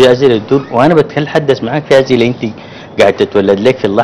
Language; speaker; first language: Arabic; native; Arabic